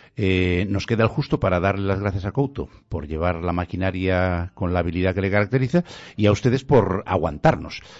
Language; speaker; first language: Spanish; non-native, local second language; Galician